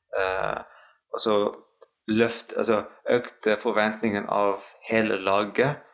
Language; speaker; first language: Norwegian; non-native, fluent; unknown